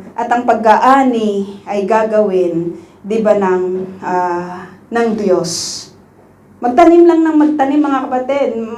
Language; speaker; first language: Filipino; non-native, local second language; Iloko